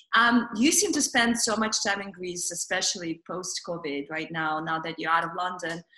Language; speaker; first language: English; non-native, fluent; Russian